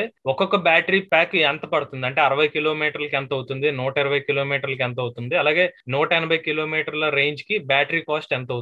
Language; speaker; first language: Telugu; native; Telugu